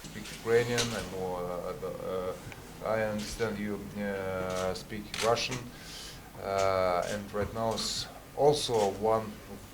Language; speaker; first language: English; non-native, learner; Ukrainian